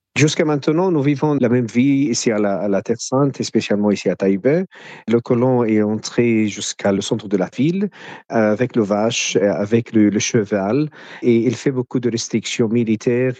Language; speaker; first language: French; non-native, fluent; Arabic